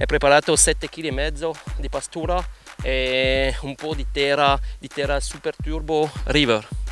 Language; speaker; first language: Italian; non-native, learner; French